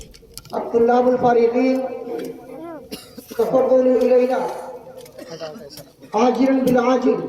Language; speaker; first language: Arabic; non-native, learner; Urdu